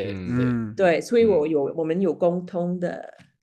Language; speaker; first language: Chinese; non-native, fluent; French